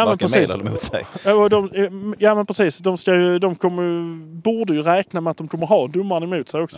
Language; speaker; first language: Swedish; native; Swedish